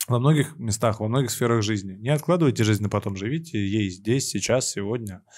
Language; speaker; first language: Russian; native; Russian